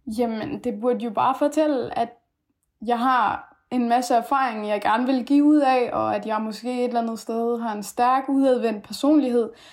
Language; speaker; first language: Danish; early bilingual, other home language; Persian